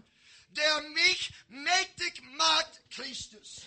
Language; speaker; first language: German; non-native, learner; English